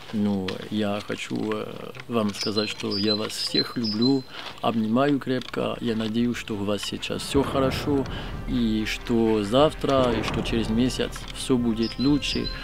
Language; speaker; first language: Russian; non-native, fluent; French